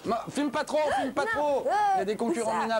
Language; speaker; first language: French; native; French